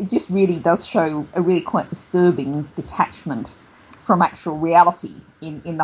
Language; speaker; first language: English; native; English